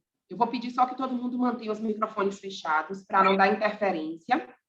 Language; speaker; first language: Portuguese; native; Portuguese